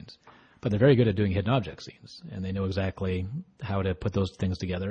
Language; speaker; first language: English; native; English